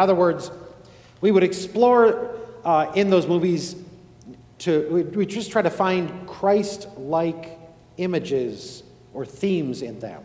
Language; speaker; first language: English; native; English